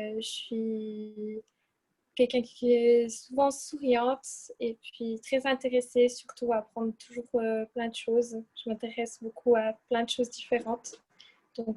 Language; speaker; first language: French; early bilingual, other home language; Portuguese